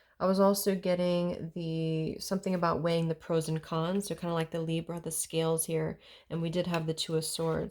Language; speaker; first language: English; native; English